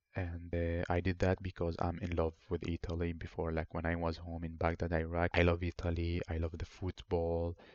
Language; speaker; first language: English; non-native, fluent; Arabic